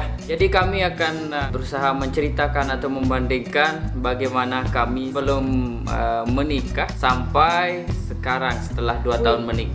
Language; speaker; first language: Indonesian; non-native, local second language; Sasak